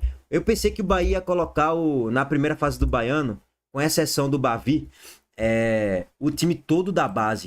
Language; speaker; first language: Portuguese; native; Portuguese